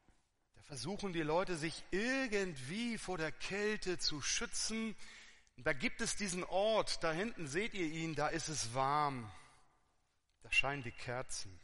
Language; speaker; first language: German; native; German